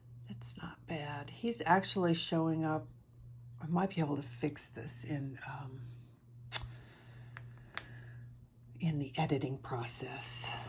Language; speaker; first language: English; native; English